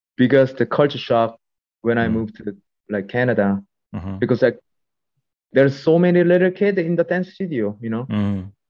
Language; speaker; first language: English; non-native, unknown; Korean